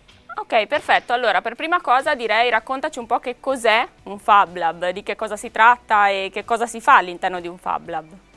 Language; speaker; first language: Italian; native; Italian